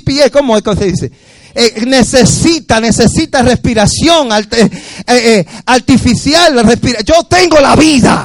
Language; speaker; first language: Spanish; native; Spanish